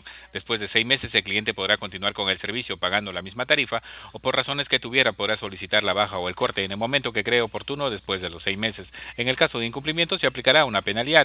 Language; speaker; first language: Spanish; native; Spanish